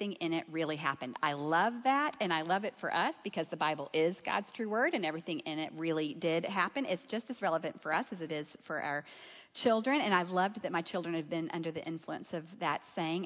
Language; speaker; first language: English; native; English